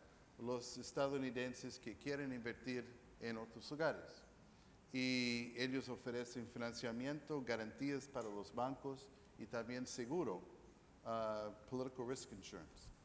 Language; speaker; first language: Spanish; non-native, fluent; English